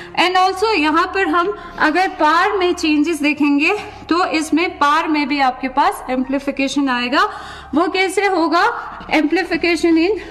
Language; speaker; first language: Hindi; non-native, local second language; Ladakhi